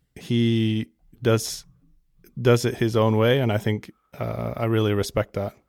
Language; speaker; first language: English; non-native, fluent; Swedish